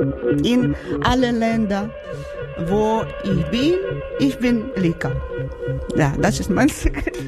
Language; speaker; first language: German; non-native, learner; Ukrainian